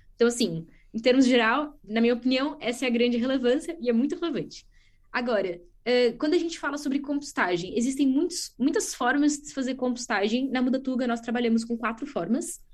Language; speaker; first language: Portuguese; native; Portuguese